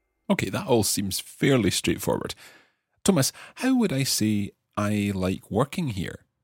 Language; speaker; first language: English; native; English